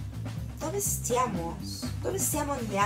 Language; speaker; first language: Italian; non-native, learner; Spanish